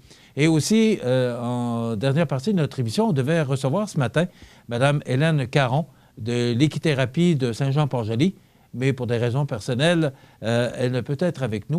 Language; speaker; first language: French; native; French